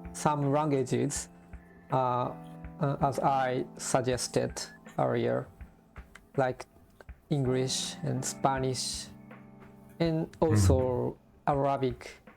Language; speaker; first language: English; non-native, learner; Japanese